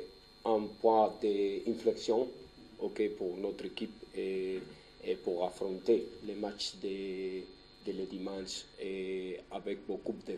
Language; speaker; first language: French; non-native, learner; Spanish